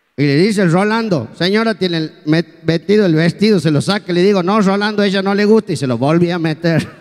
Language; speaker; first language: Spanish; native; Spanish